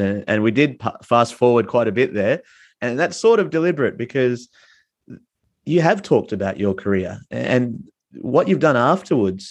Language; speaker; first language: English; native; English